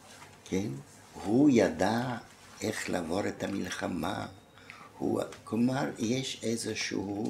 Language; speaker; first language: Hebrew; non-native, fluent; German